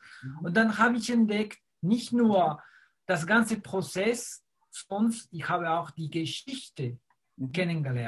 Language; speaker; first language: German; non-native, fluent; Spanish